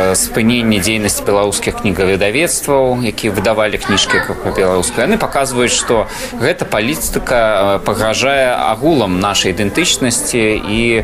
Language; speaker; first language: Belarusian; native; Belarusian